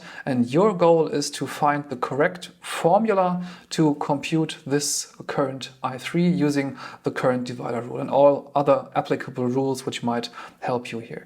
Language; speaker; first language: English; non-native, fluent; German